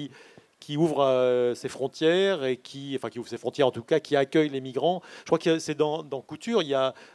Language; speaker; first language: French; native; French